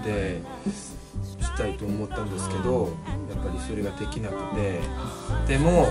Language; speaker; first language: Japanese; non-native, learner; Korean